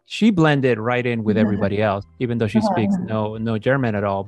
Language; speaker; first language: English; native; English